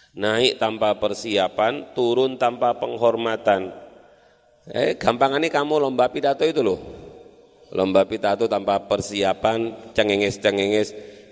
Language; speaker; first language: Indonesian; non-native, local second language; Madurese